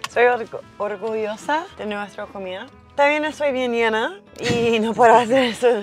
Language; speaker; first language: Spanish; early bilingual, other home language; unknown